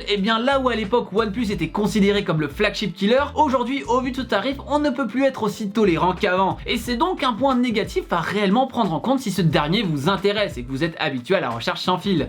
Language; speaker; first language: French; native; French